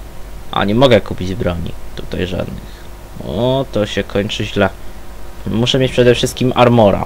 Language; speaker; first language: Polish; native; Polish